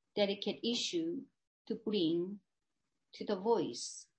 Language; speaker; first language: English; non-native, fluent; Korean